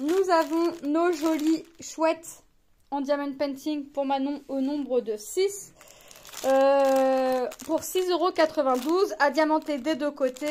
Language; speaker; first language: French; native; French